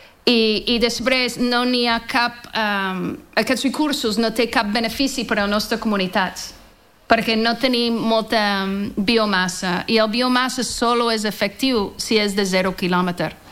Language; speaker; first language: Catalan; non-native, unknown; English